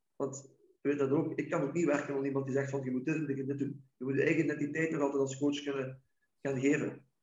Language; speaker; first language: Dutch; native; Dutch